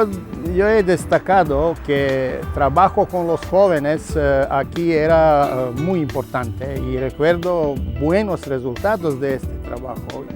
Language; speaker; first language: Spanish; non-native, fluent; Serbian